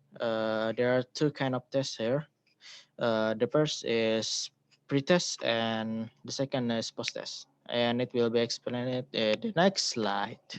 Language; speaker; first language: English; non-native, learner; Indonesian